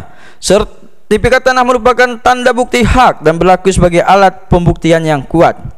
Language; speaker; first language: Indonesian; native; Indonesian